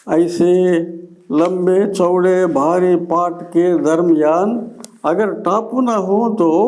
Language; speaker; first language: Hindi; non-native, local second language; Telugu